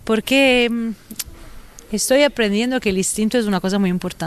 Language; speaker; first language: Spanish; non-native, fluent; Italian